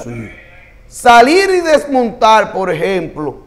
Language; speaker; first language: Spanish; native; Spanish